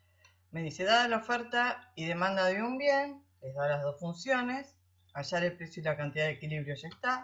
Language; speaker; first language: Spanish; native; Spanish